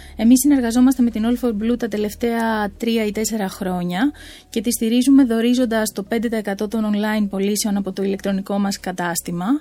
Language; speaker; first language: Greek; native; Greek